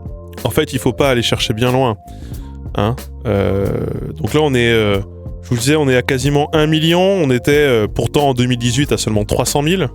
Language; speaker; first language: French; native; French